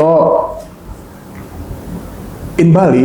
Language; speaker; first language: English; non-native, local second language; Indonesian